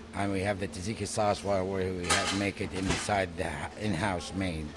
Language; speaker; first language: English; non-native, fluent; Arabic